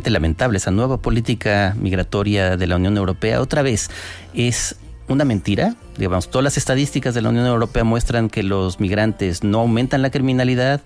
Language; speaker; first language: Spanish; native; Spanish